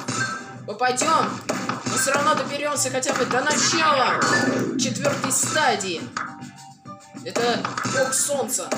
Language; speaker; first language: Russian; native; Russian